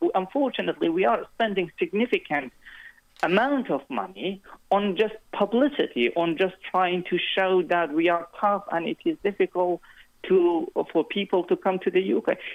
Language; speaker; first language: English; non-native, fluent; Kurdish